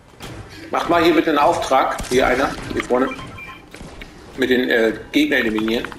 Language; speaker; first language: German; native; German